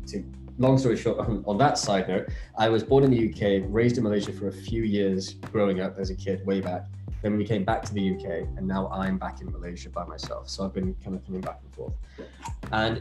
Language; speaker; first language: English; native; English